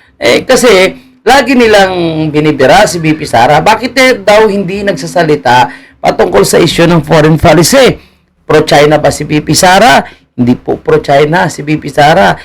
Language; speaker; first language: Filipino; native; Filipino